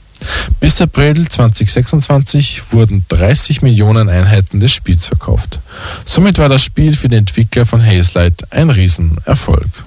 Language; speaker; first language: German; native; German